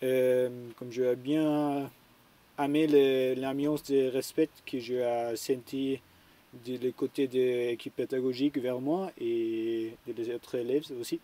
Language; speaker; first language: French; non-native, learner; German